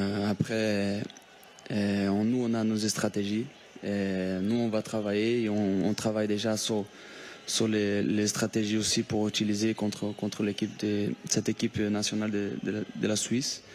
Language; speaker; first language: French; non-native, fluent; Portuguese